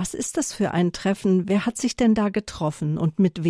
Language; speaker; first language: German; native; German